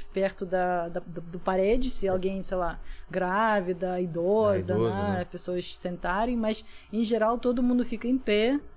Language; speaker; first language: Portuguese; non-native, fluent; Russian